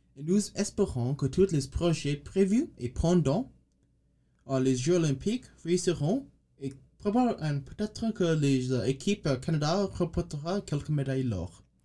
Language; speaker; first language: French; non-native, learner; English